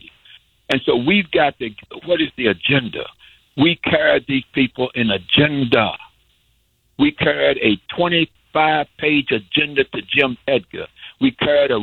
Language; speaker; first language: English; native; English